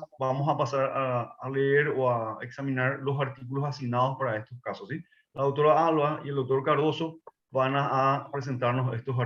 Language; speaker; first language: Spanish; native; Spanish